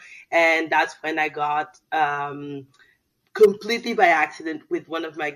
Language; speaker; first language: English; non-native, fluent; Soninke